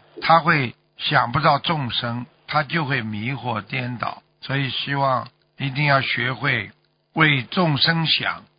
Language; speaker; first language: Chinese; native; Chinese